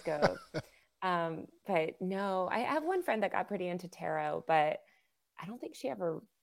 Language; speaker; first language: English; native; English